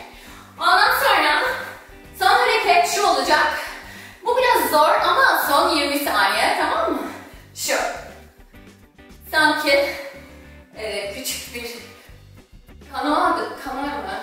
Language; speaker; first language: Turkish; non-native, fluent; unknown